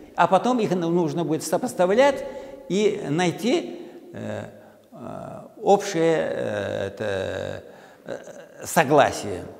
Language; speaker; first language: Russian; non-native, local second language; Uzbek